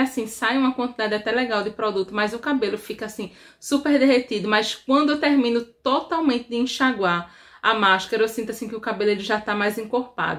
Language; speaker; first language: Portuguese; native; Portuguese